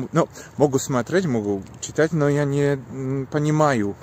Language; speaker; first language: Russian; non-native, learner; Polish